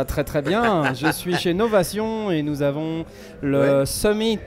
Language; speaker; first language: French; native; French